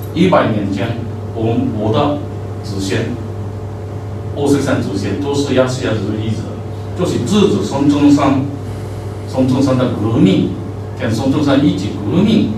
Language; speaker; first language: Chinese; non-native, learner; Japanese